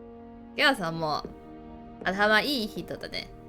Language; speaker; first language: Japanese; non-native, learner; Chinese